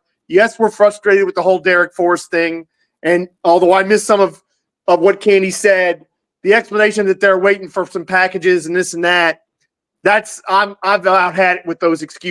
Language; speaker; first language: English; native; English